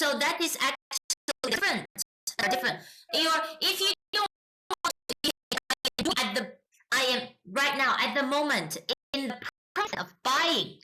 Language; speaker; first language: English; non-native, fluent; Chinese